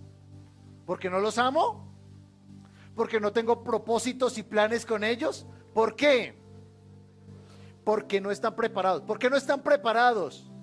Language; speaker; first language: Spanish; native; Spanish